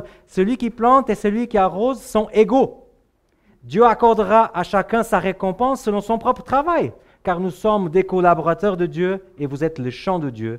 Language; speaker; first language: French; native; French